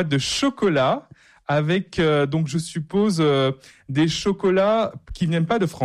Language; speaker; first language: French; native; French